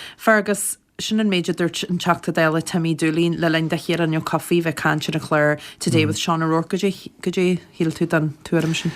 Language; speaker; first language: Irish; native; Irish